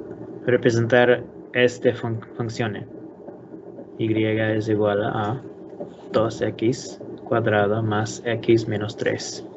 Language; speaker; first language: Spanish; non-native, learner; English